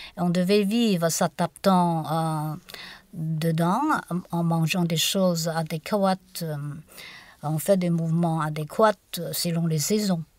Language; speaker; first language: French; non-native, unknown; Chinese